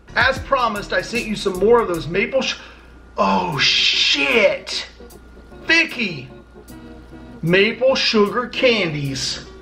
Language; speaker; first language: English; native; English